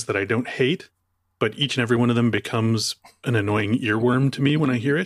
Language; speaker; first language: English; native; English